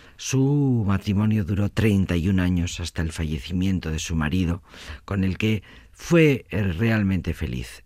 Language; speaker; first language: Spanish; native; Spanish